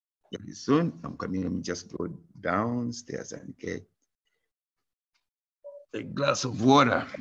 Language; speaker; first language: English; non-native, local second language; Bemba